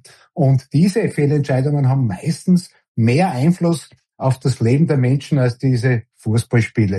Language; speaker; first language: German; native; German